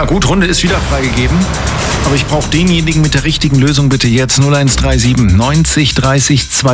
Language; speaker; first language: German; native; German